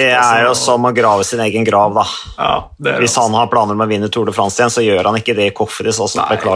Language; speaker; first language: Norwegian; native; Norwegian